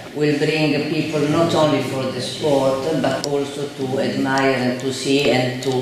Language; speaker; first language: English; non-native, fluent; Italian